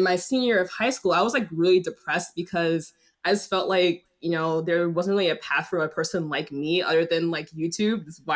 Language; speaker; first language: English; native; English